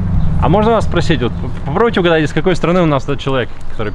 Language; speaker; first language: Russian; native; Russian